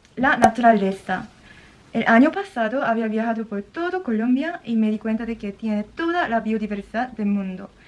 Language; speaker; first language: Spanish; non-native, fluent; Korean